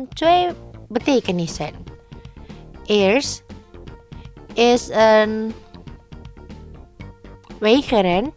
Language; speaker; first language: Dutch; non-native, learner; Indonesian